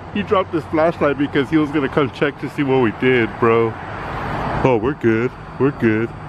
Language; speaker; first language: English; early bilingual, other home language; Spanish